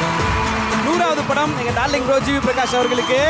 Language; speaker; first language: Tamil; native; Tamil